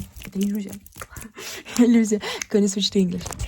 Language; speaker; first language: Russian; early bilingual, heritage; Russian